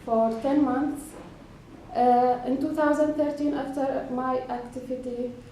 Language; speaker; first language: English; non-native, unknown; Arabic